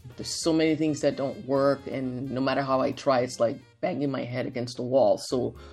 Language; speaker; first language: English; non-native, local second language; Yoruba